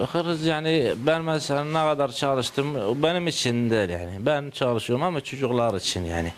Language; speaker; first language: Turkish; non-native, learner; Arabic